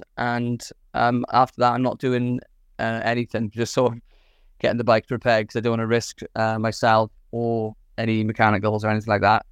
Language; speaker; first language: English; native; English